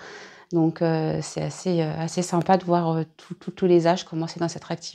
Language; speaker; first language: French; native; French